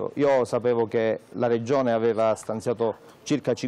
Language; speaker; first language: Italian; native; Italian